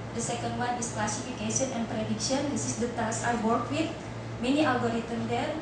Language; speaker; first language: English; non-native, fluent; Indonesian